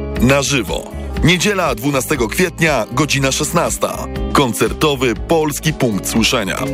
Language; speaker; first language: Polish; native; Polish